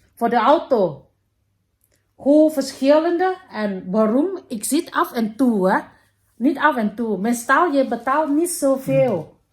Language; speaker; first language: Dutch; non-native, learner; Thai